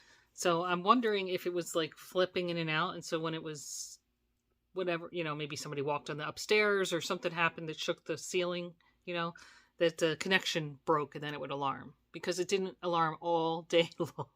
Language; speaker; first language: English; native; English